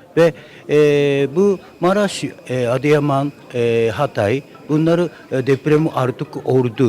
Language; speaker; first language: Turkish; non-native, learner; Japanese